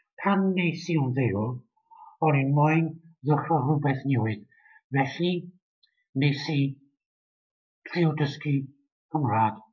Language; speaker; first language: Welsh; non-native, learner; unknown